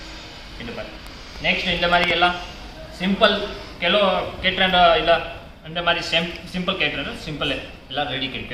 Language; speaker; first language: Tamil; non-native, learner; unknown